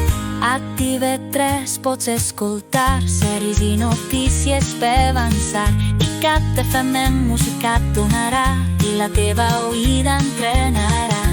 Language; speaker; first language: Catalan; non-native, learner; Russian